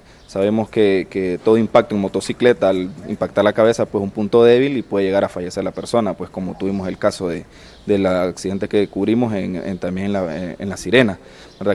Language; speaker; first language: Spanish; native; Spanish